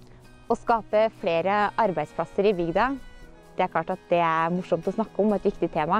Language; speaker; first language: Norwegian; native; Norwegian